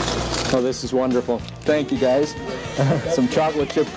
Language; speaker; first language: English; native; English